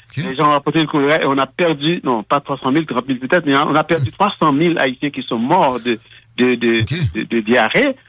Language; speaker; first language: French; non-native, local second language; Haitian Creole